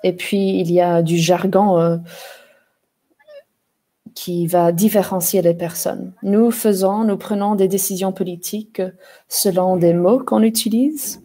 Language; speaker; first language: French; non-native, fluent; English